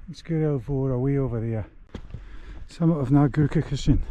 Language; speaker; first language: English; native; English